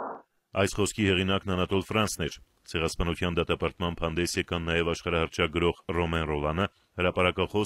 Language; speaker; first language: Armenian; native; Armenian